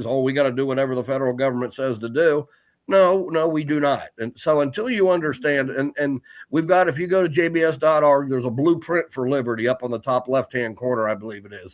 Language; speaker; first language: English; native; English